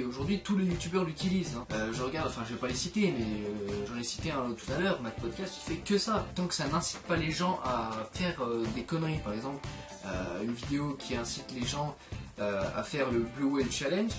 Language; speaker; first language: French; native; French